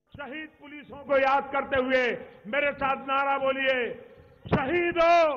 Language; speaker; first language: Hindi; non-native, local second language; Gujarati